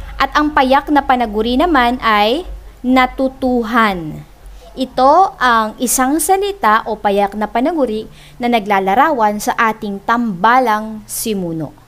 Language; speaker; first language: Filipino; native; Filipino